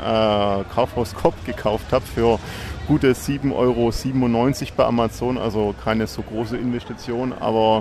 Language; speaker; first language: German; native; German